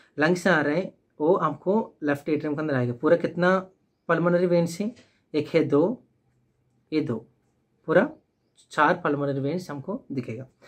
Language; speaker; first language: Hindi; non-native, local second language; Telugu